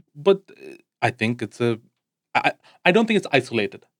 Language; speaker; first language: English; non-native, local second language; Tamil